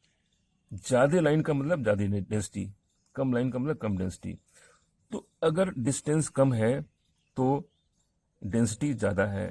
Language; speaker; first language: Hindi; native; Hindi